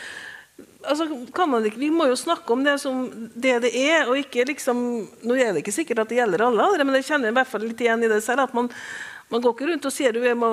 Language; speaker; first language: Norwegian; native; Norwegian